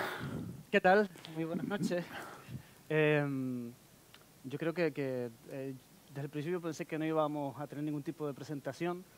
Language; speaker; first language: Spanish; native; Spanish